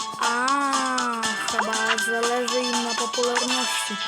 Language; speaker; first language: Polish; native; Polish